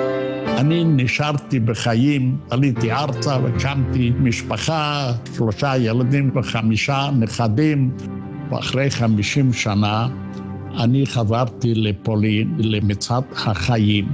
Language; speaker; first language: Hebrew; non-native, fluent; Yiddish